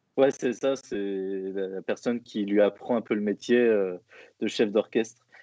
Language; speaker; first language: French; native; French